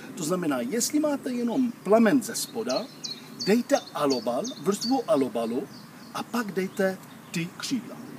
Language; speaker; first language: Czech; non-native, fluent; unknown